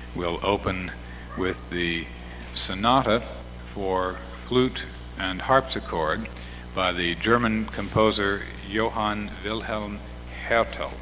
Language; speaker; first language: English; native; English